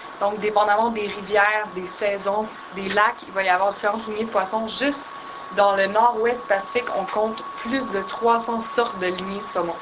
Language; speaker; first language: French; native; French